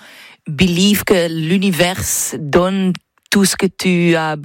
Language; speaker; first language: French; non-native, learner; Dutch